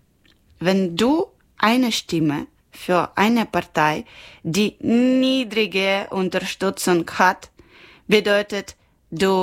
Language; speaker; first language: German; non-native, learner; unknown